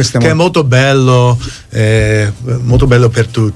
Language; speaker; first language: Italian; non-native, fluent; English